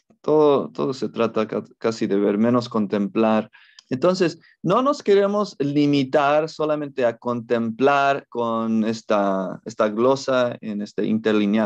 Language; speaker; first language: Spanish; non-native, fluent; English